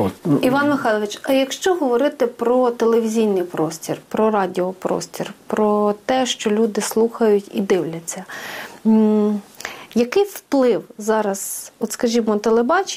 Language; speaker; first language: Ukrainian; native; Ukrainian